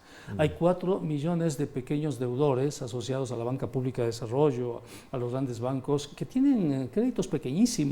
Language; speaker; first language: Spanish; native; Spanish